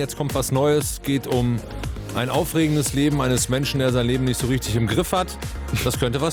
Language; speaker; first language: German; native; German